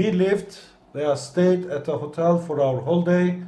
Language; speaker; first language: English; non-native, fluent; Turkish